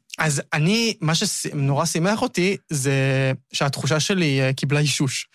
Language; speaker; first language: Hebrew; native; Hebrew